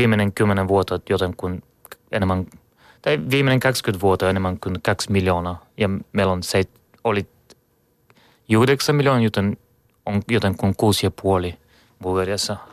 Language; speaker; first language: Finnish; non-native, learner; Bulgarian